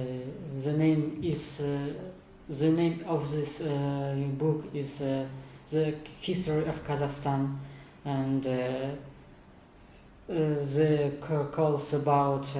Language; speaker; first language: English; non-native, learner; Kazakh